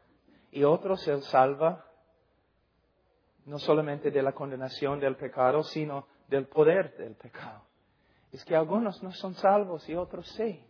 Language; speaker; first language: Spanish; non-native, fluent; English